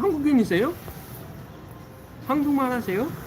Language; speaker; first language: Korean; non-native, fluent; English